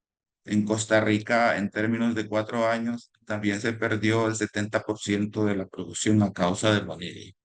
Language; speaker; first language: Spanish; native; Spanish